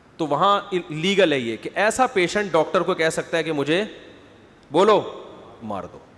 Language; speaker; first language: Urdu; native; Urdu